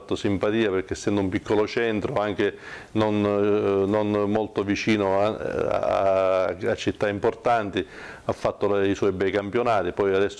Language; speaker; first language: Italian; native; Italian